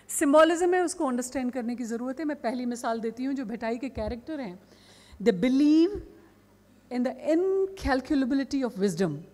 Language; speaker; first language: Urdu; non-native, local second language; Sindhi